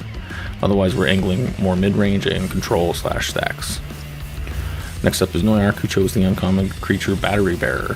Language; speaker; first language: English; native; English